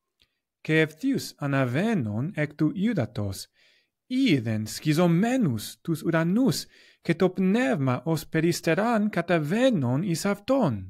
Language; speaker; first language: Greek; non-native, fluent; English